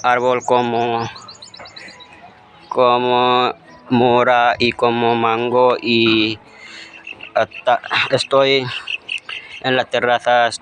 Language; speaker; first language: Spanish; non-native, learner; Hindi